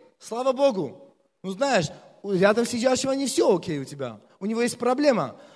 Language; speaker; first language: Russian; non-native, local second language; Armenian